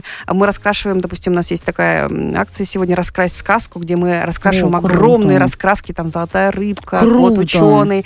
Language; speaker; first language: Russian; native; Russian